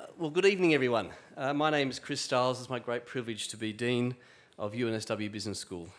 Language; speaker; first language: English; native; English